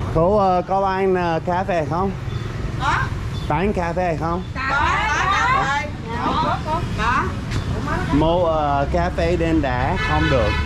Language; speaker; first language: Vietnamese; non-native, learner; English